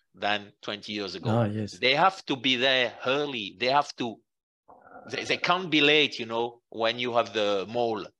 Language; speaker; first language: English; non-native, fluent; French